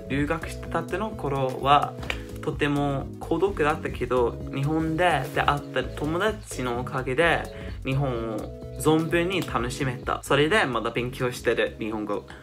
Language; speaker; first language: Japanese; non-native, fluent; English